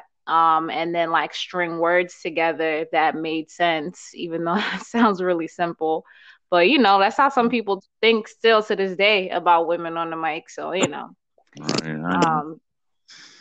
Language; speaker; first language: English; native; English